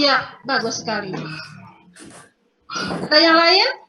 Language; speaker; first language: Indonesian; native; Indonesian